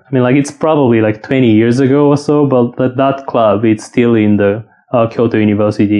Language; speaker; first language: English; non-native, fluent; Japanese